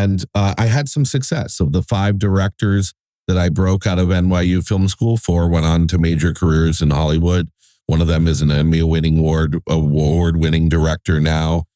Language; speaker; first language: English; native; English